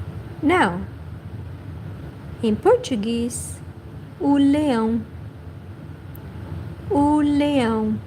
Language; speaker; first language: Portuguese; non-native, fluent; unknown